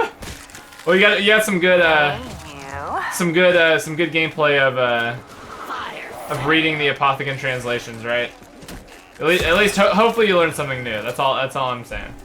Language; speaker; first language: English; native; English